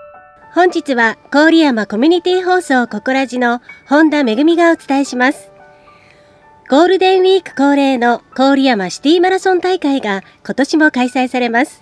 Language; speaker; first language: Japanese; native; Japanese